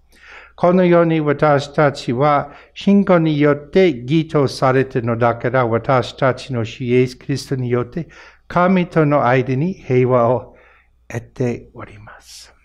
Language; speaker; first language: Japanese; non-native, fluent; English